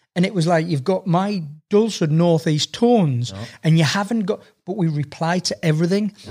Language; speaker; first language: English; native; English